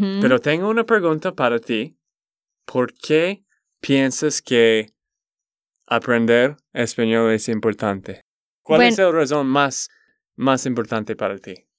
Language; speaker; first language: Spanish; non-native, learner; English